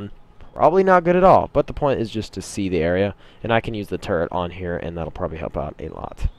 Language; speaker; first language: English; native; English